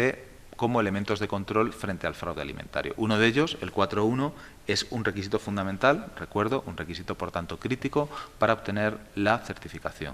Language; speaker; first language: Spanish; native; Spanish